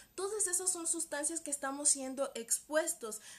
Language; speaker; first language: Spanish; native; Spanish